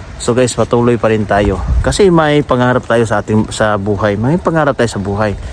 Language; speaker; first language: Filipino; non-native, local second language; Cebuano